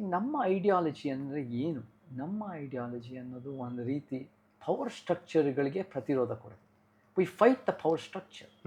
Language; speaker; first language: Kannada; early bilingual, heritage; Kannada